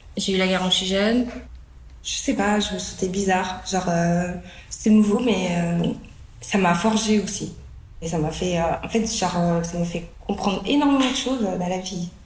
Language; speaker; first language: French; early bilingual, other home language; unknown